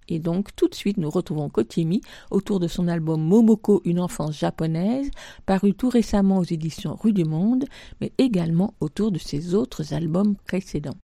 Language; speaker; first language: French; native; French